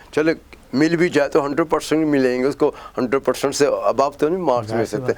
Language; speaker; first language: Urdu; native; Urdu